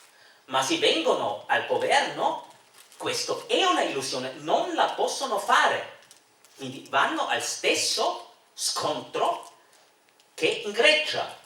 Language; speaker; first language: Italian; non-native, fluent; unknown